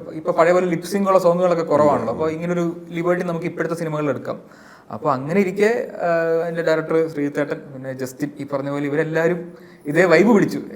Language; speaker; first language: Malayalam; native; Malayalam